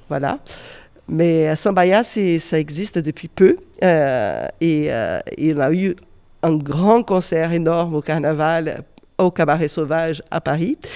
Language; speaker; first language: French; non-native, fluent; Portuguese